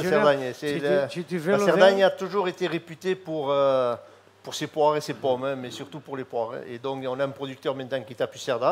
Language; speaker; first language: French; native; French